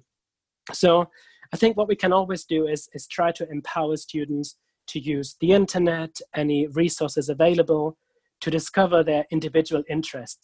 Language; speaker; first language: English; non-native, fluent; German